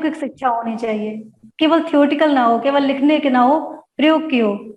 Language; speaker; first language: Hindi; native; Hindi